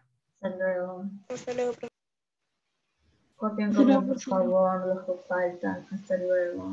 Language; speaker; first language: Spanish; native; Spanish